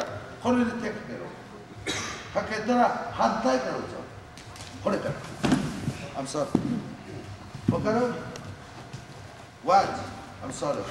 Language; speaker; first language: Japanese; native; Japanese